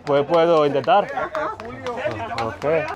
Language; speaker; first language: Spanish; non-native, learner; Korean